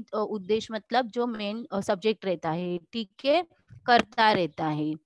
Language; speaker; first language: Hindi; non-native, local second language; Marathi